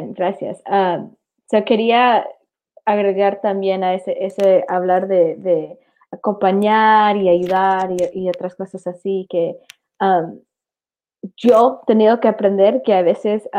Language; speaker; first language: Spanish; early bilingual, heritage; English